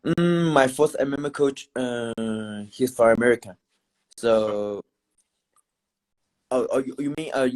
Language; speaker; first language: English; non-native, learner; Chinese